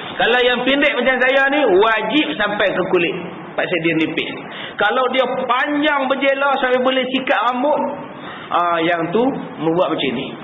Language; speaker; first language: Malay; native; Malay